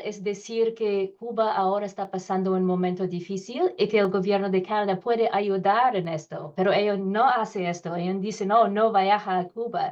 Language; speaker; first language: Spanish; non-native, learner; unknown